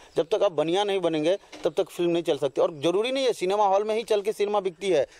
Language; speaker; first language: Hindi; non-native, local second language; Maithili